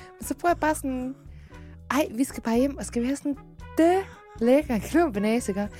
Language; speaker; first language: Danish; native; Danish